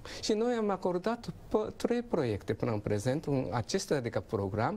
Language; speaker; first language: Romanian; non-native, learner; Japanese